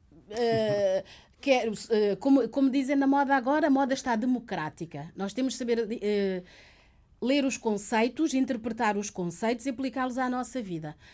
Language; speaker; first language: Portuguese; early bilingual, other home language; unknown